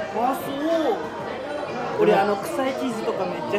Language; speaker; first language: French; non-native, learner; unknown